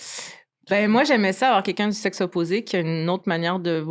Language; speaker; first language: French; native; French